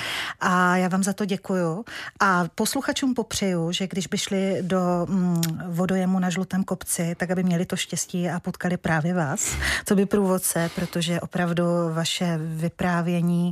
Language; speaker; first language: Czech; native; Czech